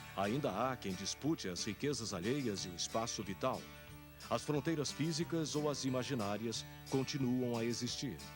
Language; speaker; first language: Portuguese; native; Portuguese